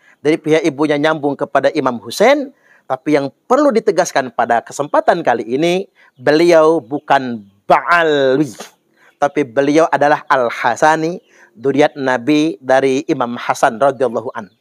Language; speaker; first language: Indonesian; native; Indonesian